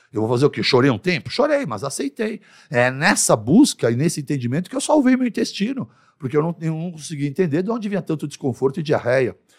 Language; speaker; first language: Portuguese; early bilingual, other home language; Arabic